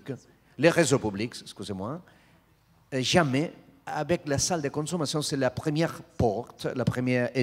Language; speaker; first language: French; non-native, learner; Spanish